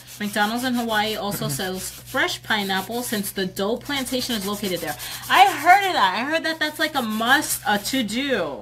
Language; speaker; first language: English; native; English